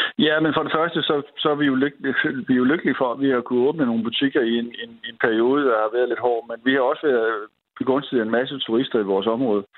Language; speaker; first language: Danish; native; Danish